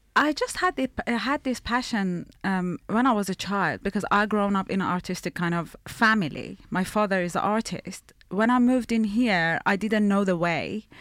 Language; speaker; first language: English; non-native, fluent; Persian